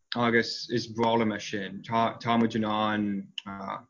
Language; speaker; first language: Irish; non-native, fluent; English